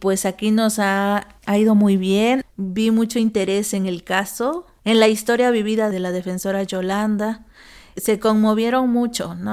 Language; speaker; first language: Spanish; native; Spanish